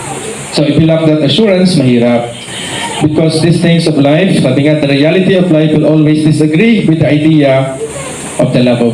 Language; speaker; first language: English; non-native, local second language; Filipino